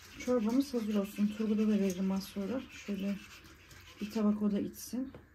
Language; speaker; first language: Turkish; early bilingual, heritage; Turkish